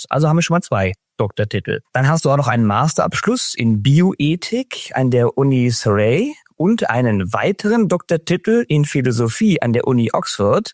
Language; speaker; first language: German; native; German